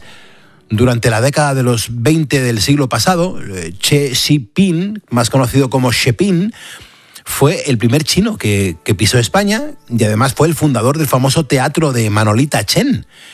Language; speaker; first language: Spanish; native; Spanish